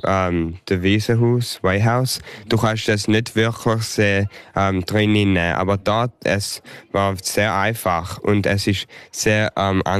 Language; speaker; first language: German; early bilingual, heritage; English